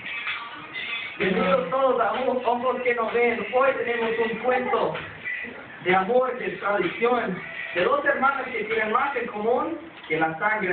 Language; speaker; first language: Spanish; non-native, learner; English